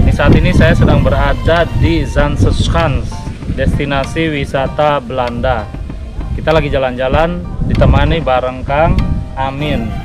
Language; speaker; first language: Indonesian; native; Indonesian